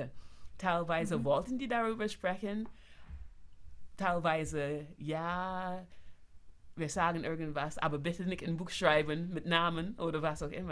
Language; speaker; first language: German; non-native, fluent; English